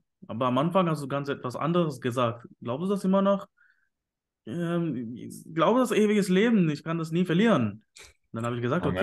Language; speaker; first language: German; non-native, fluent; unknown